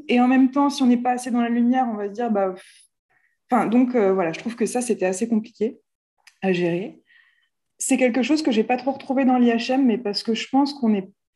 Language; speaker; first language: French; native; French